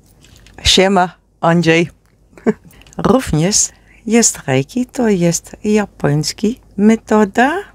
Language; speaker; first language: Polish; non-native, learner; Dutch